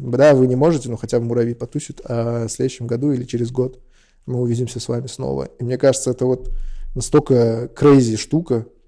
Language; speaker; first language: Russian; non-native, local second language; Uzbek